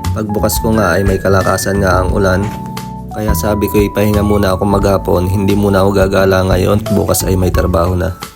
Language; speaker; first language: Filipino; native; Filipino